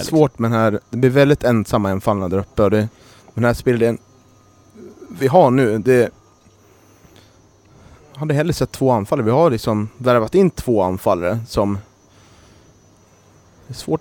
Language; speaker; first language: Swedish; native; Swedish